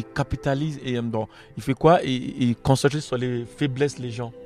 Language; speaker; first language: French; non-native, learner; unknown